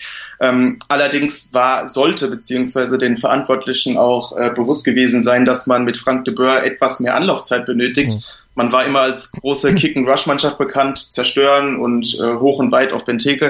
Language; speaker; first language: German; native; German